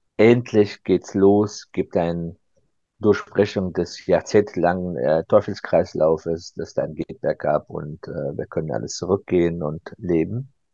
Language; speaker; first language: German; early bilingual, other home language; Persian